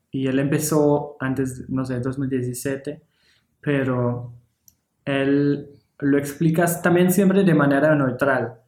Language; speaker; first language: Spanish; non-native, fluent; English